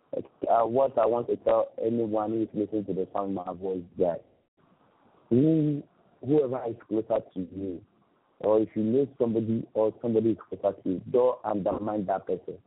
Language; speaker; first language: English; non-native, local second language; Akan